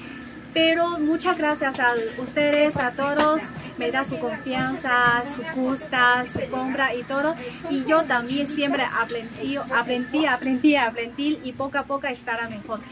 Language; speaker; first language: Spanish; non-native, learner; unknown